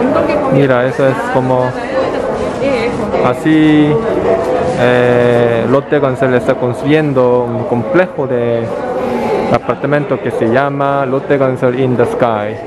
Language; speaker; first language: Spanish; non-native, fluent; Korean